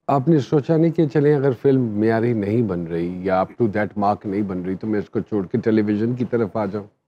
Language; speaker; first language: Urdu; non-native, local second language; Punjabi